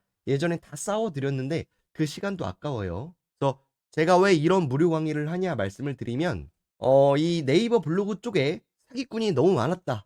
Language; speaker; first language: Korean; native; Korean